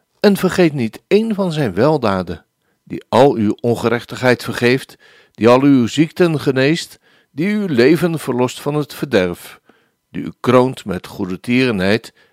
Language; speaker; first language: Dutch; native; Dutch